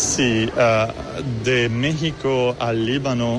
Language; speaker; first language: Spanish; non-native, fluent; Arabic